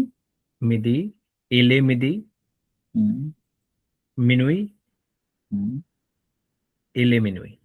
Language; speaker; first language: French; non-native, learner; Hindi